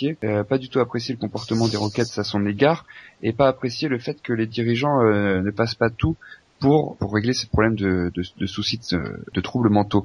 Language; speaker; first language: French; native; French